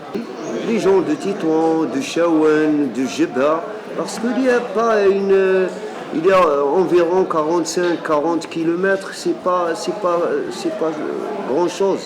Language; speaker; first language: French; non-native, local second language; Arabic